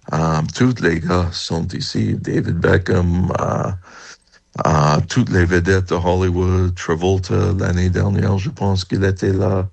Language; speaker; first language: French; non-native, fluent; English